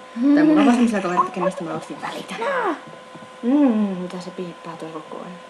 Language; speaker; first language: Finnish; native; Finnish